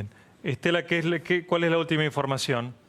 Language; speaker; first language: Spanish; native; Spanish